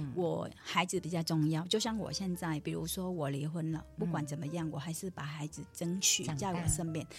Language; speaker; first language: Chinese; non-native, fluent; Vietnamese